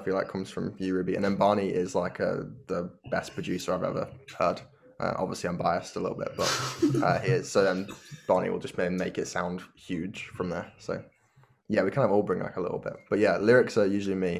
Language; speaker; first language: English; native; English